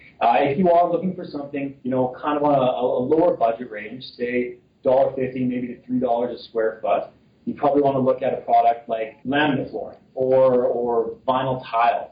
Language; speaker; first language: English; native; English